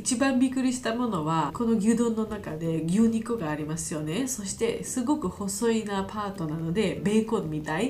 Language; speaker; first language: Japanese; non-native, learner; Georgian